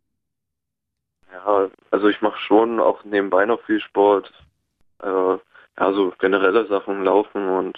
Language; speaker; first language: German; native; German